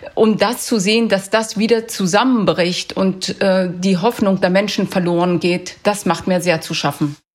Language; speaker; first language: German; early bilingual, other home language; Persian